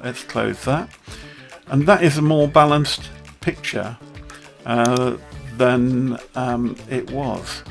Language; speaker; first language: English; native; English